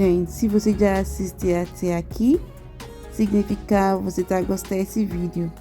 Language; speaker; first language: Portuguese; non-native, learner; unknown